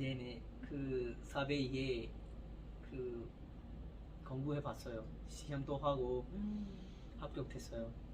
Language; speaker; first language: Korean; non-native, learner; Urdu